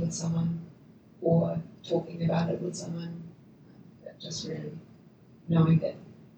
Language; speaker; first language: English; native; English